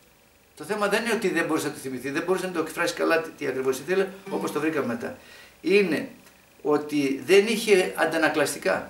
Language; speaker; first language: Greek; native; Greek